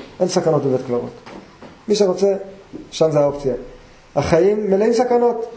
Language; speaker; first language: Hebrew; native; Hebrew